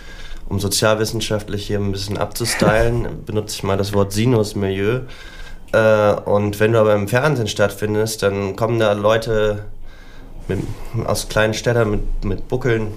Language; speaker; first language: German; native; German